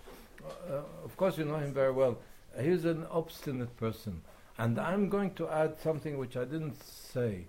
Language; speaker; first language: English; non-native, fluent; Arabic